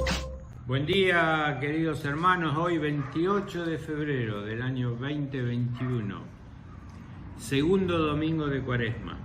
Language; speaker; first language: Spanish; native; Spanish